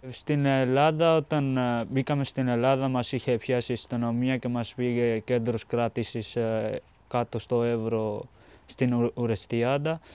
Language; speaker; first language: Greek; non-native, fluent; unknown